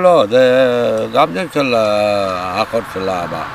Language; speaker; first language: Hebrew; non-native, fluent; Romanian